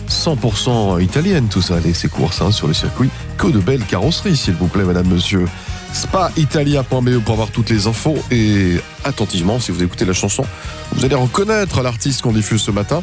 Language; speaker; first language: French; native; French